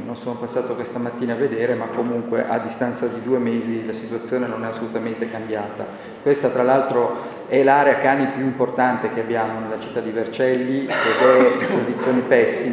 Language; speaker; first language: Italian; native; Italian